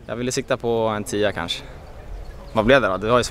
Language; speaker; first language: Swedish; native; Swedish